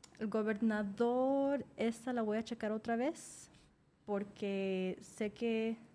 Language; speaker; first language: Spanish; early bilingual, other home language; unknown